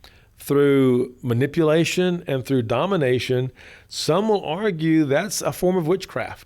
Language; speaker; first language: English; native; English